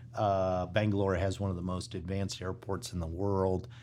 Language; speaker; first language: English; native; English